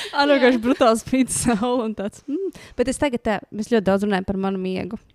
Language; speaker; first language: Latvian; native; Latvian